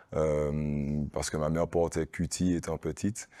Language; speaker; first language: French; native; French